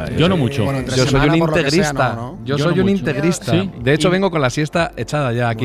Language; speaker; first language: Spanish; native; Spanish